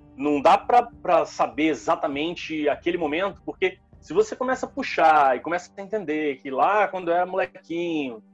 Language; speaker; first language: Portuguese; native; Portuguese